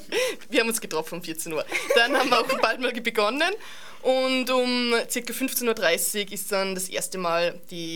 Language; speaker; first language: German; native; German